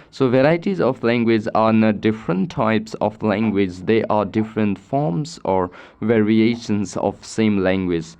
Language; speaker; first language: English; non-native, local second language; Nepali